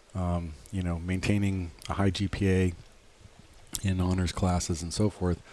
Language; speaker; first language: English; native; English